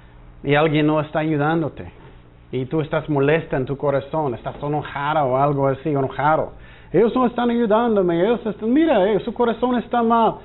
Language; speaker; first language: Spanish; non-native, fluent; English